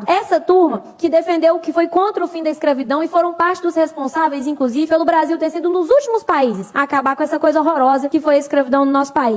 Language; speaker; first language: Portuguese; native; Portuguese